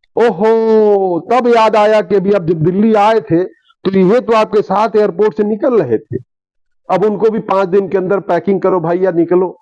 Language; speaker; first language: Hindi; native; Hindi